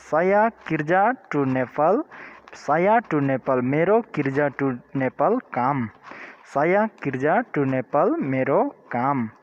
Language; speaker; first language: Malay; non-native, learner; Nepali